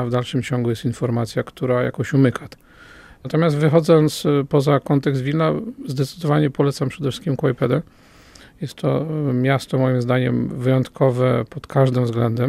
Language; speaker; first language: Polish; native; Polish